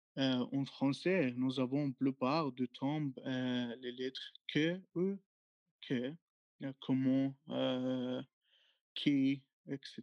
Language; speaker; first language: French; non-native, learner; Arabic